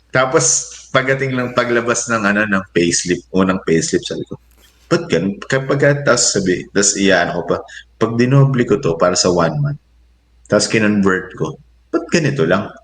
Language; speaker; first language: Filipino; native; Filipino